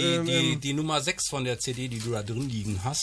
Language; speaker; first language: German; native; German